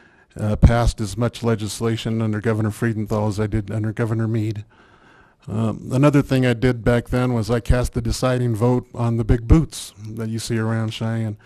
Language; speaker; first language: English; native; English